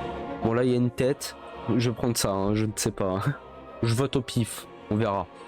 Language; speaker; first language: French; native; French